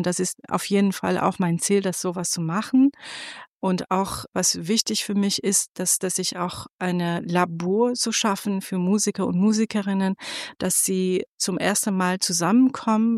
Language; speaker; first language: German; non-native, fluent; Persian